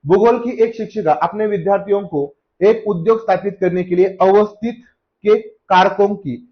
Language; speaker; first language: Hindi; non-native, local second language; Marathi